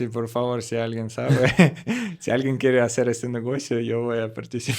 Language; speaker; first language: Spanish; non-native, learner; Russian